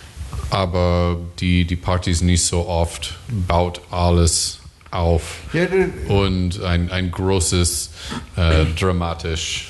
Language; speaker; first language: German; non-native, learner; English